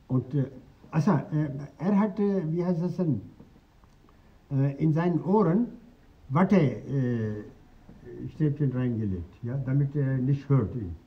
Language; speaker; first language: German; non-native, fluent; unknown